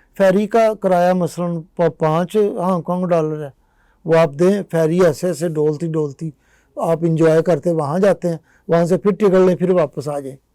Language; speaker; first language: Urdu; non-native, local second language; Punjabi